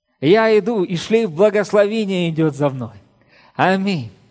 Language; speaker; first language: Russian; native; Russian